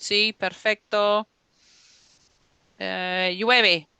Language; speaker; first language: Spanish; non-native, fluent; English